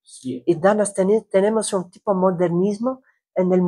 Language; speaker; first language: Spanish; non-native, fluent; Croatian